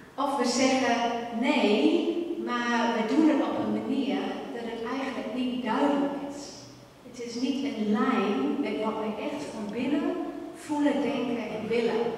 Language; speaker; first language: Dutch; non-native, fluent; English